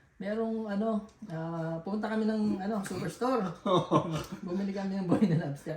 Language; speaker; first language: Filipino; native; Filipino